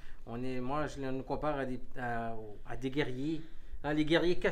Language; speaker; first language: French; native; French